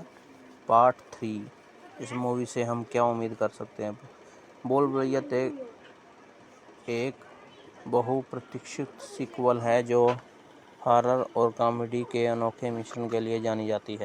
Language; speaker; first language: Hindi; native; Hindi